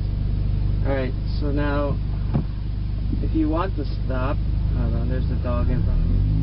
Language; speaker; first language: English; native; English